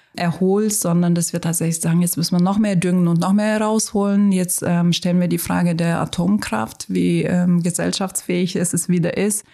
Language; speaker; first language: German; non-native, fluent; Turkish